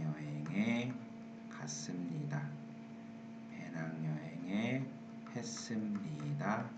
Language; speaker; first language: Korean; non-native, fluent; Vietnamese